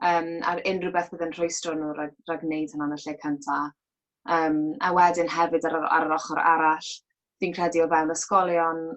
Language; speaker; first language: Welsh; native; Welsh